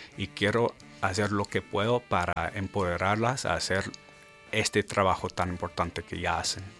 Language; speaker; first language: Spanish; non-native, fluent; English